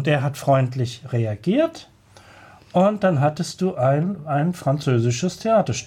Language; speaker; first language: German; native; German